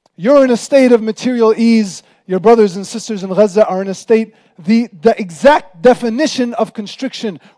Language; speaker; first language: English; native; English